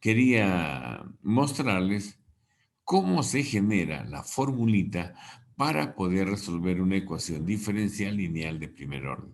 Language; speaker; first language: Spanish; native; Spanish